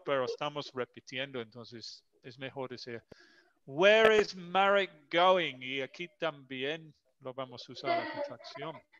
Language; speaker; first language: Spanish; non-native, fluent; English